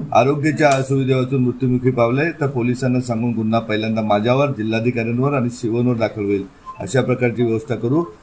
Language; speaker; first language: Marathi; native; Marathi